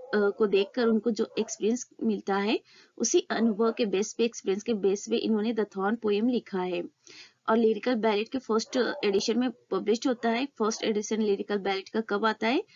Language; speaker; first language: Hindi; native; Hindi